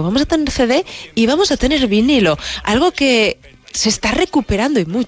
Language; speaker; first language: Spanish; native; Spanish